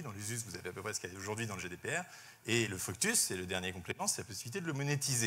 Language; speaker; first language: French; native; French